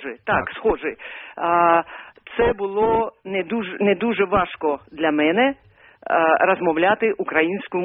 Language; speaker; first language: Ukrainian; non-native, learner; Russian